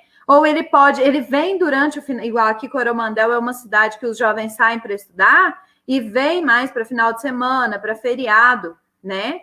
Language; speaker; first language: Portuguese; native; Portuguese